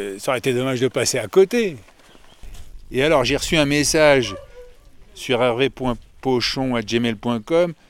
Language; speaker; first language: French; native; French